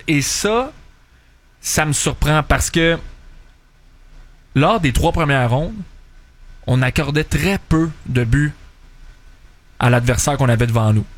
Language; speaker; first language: French; native; French